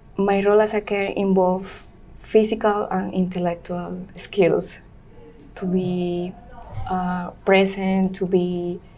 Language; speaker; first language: English; non-native, learner; Spanish